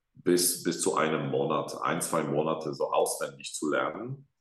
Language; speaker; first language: German; non-native, fluent; Polish